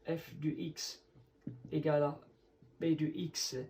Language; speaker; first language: French; non-native, local second language; Arabic